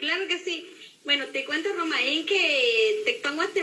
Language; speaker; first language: Spanish; native; Spanish